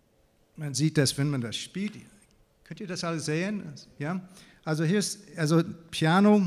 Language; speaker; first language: German; non-native, fluent; English